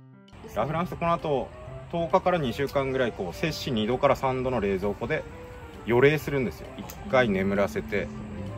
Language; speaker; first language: Japanese; native; Japanese